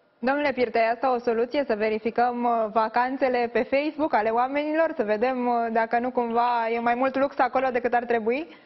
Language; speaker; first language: Romanian; native; Romanian